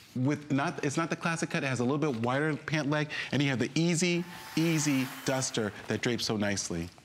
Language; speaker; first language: English; native; English